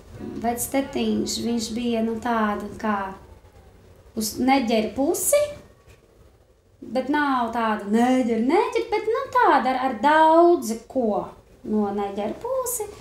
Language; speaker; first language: Latvian; non-native, learner; Portuguese